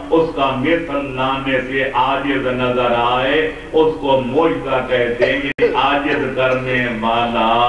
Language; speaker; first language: Urdu; non-native, local second language; Punjabi